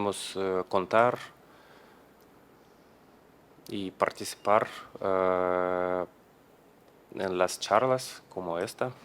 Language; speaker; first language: Spanish; non-native, learner; Russian